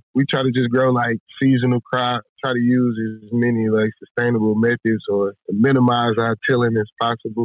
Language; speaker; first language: English; native; English